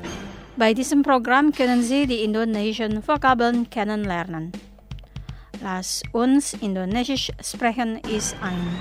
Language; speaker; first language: German; non-native, fluent; Indonesian